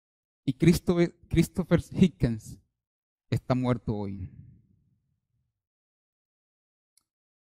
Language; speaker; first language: Spanish; native; Spanish